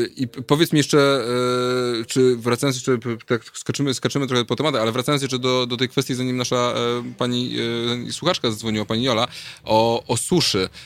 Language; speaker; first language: Polish; native; Polish